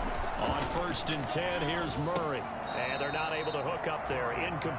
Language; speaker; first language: English; native; English